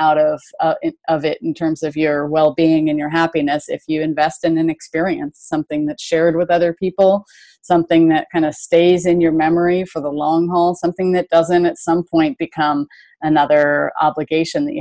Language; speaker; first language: English; native; English